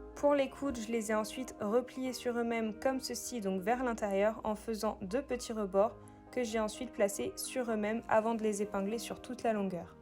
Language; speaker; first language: French; native; French